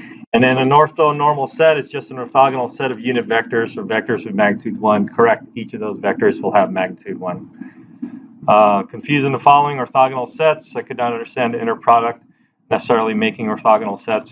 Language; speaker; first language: English; native; English